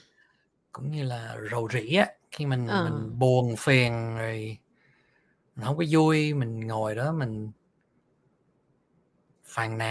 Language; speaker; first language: Vietnamese; early bilingual, heritage; Vietnamese